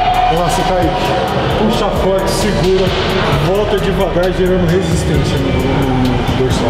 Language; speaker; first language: Portuguese; native; Portuguese